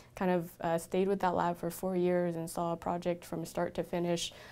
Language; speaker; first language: English; native; English